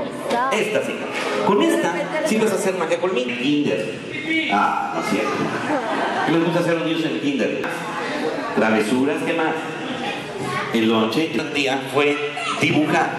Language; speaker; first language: Spanish; native; Spanish